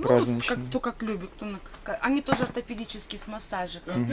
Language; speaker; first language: Russian; native; Russian